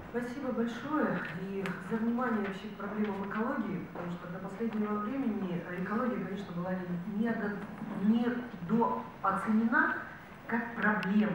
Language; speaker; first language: Russian; native; Russian